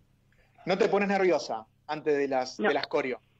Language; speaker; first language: Spanish; native; Spanish